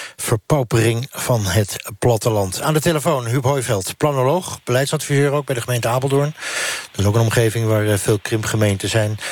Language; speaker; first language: Dutch; native; Dutch